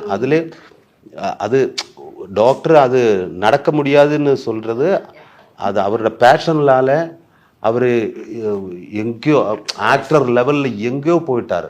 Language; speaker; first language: Tamil; non-native, learner; Malayalam